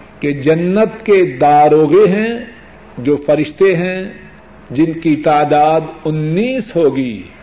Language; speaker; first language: Urdu; non-native, local second language; Punjabi